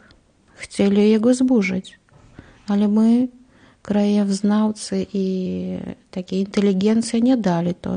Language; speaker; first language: Polish; non-native, learner; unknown